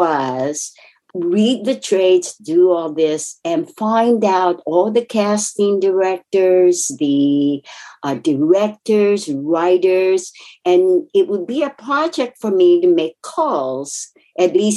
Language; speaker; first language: English; non-native, fluent; Japanese